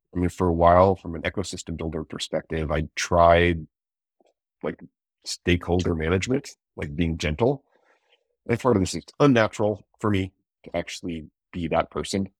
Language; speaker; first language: English; native; English